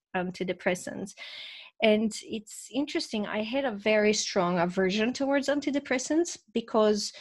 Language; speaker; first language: English; non-native, fluent; Croatian